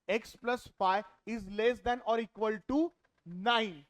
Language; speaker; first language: English; non-native, local second language; Marathi